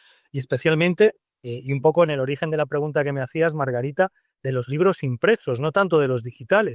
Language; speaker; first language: Spanish; native; Spanish